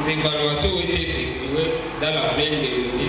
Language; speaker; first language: French; non-native, local second language; Swahili